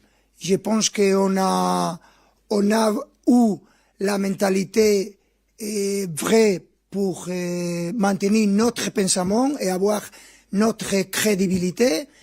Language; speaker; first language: French; non-native, learner; Spanish